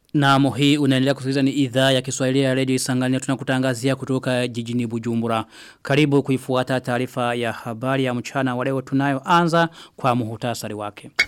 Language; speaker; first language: Swahili; non-native, local second language; Rundi